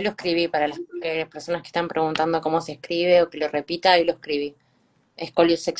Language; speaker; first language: Spanish; native; Spanish